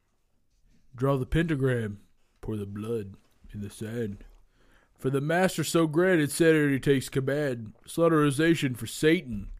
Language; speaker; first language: English; native; English